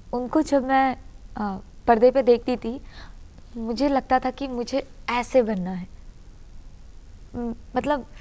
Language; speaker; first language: Hindi; non-native, local second language; Urdu